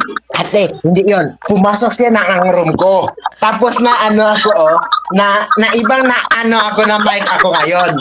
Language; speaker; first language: Filipino; non-native, learner; Indonesian